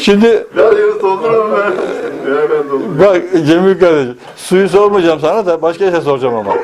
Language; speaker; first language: Turkish; native; Turkish